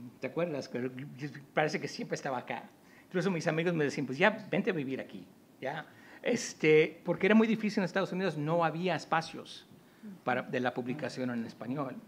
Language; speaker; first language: Spanish; early bilingual, heritage; Spanish